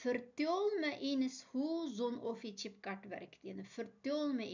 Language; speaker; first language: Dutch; non-native, fluent; Uyghur